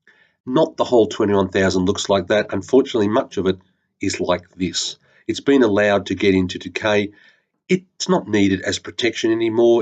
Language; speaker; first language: English; native; English